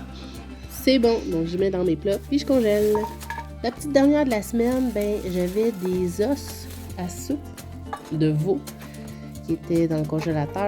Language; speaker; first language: French; native; French